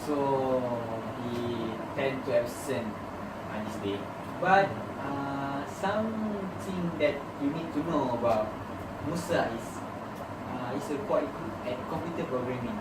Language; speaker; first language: English; non-native, learner; Malay